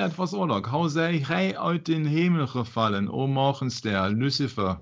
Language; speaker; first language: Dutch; non-native, learner; German